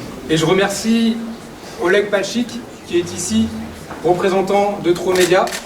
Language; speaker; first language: French; native; French